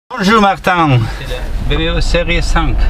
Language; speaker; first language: French; non-native, learner; Spanish